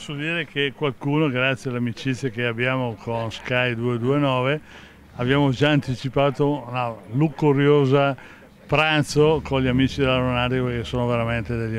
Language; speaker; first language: Italian; native; Italian